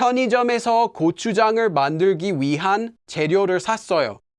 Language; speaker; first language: Korean; non-native, fluent; English